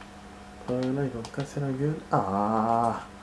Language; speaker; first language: French; native; French